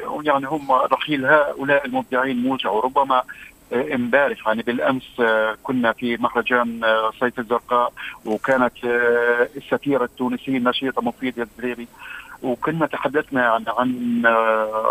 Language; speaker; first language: Arabic; native; Arabic